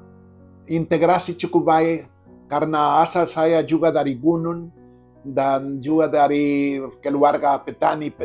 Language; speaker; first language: Indonesian; non-native, fluent; Spanish